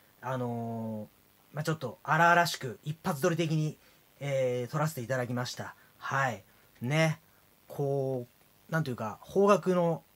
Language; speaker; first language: Japanese; native; Japanese